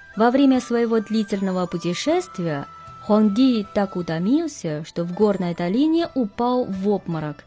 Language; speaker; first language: Russian; non-native, fluent; Chinese